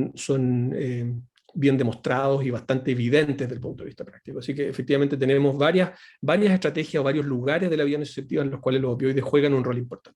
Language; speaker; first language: Spanish; native; Spanish